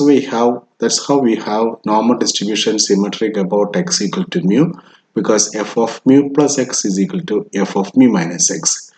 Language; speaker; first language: English; non-native, local second language; Malayalam